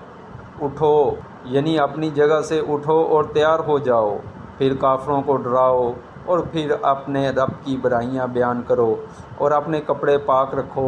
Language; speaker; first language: Urdu; native; Urdu